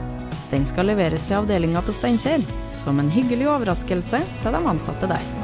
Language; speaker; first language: Norwegian; native; Norwegian